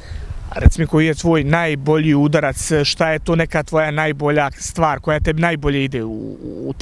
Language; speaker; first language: Serbian; native; Serbian